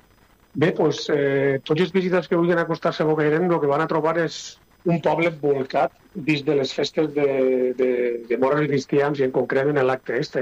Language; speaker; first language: Catalan; native; Catalan